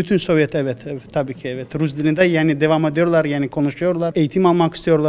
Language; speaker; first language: Turkish; non-native, learner; Russian